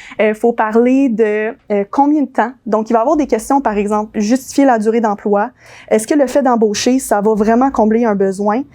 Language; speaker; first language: French; early bilingual, other home language; English